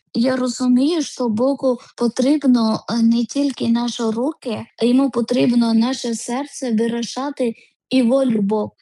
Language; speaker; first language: Ukrainian; non-native, learner; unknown